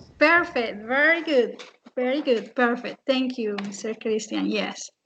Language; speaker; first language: English; non-native, fluent; Spanish